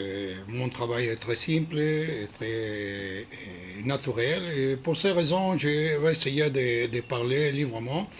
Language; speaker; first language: French; non-native, learner; Hebrew